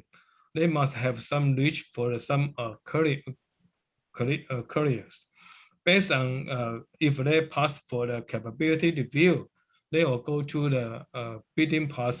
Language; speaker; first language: English; non-native, learner; Chinese